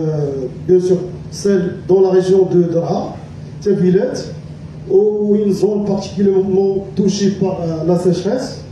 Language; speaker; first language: French; non-native, local second language; Arabic